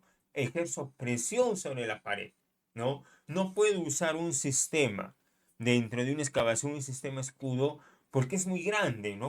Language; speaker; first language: Spanish; native; Spanish